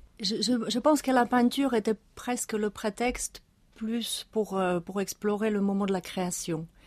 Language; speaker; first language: French; non-native, fluent; Czech